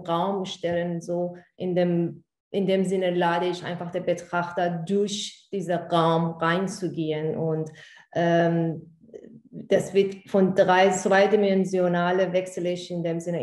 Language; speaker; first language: German; non-native, fluent; Persian